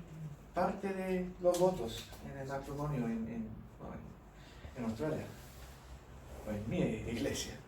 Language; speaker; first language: Spanish; non-native, fluent; English